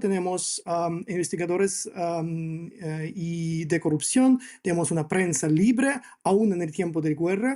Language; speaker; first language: Spanish; non-native, fluent; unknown